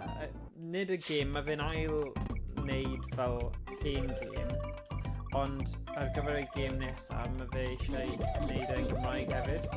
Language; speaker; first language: Welsh; native; Welsh